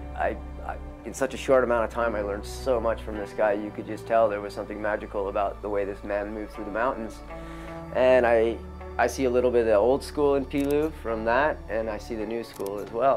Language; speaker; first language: English; native; English